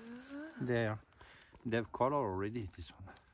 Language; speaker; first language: English; non-native, learner; French